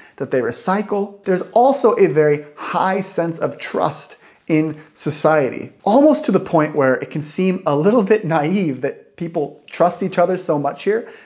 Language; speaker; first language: English; native; English